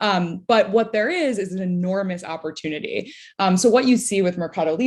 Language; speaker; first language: English; native; English